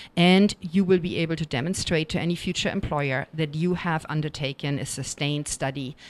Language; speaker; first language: English; non-native, fluent; German